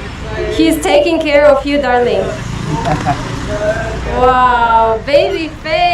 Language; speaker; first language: English; non-native, fluent; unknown